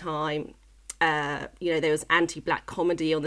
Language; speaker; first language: English; native; English